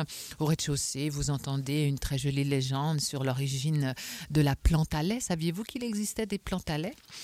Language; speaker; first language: French; native; French